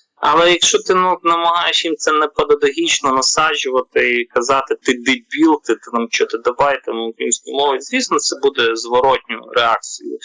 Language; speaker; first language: Ukrainian; native; Ukrainian